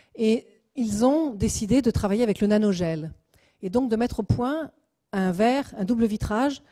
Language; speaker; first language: French; native; French